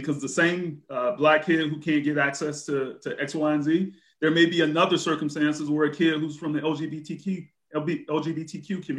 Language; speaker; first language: English; native; English